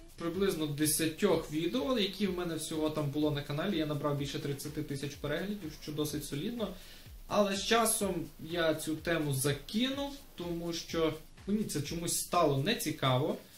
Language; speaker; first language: Ukrainian; non-native, local second language; Russian